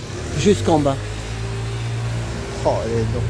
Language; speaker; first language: French; native; French